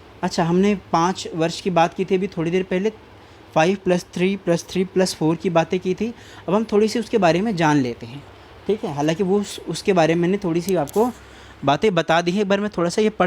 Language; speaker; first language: Hindi; native; Hindi